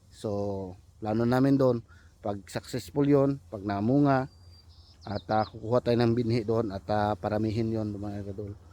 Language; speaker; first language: Filipino; non-native, local second language; Cebuano